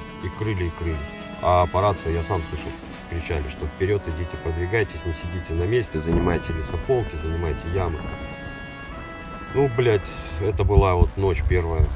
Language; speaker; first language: Russian; native; Russian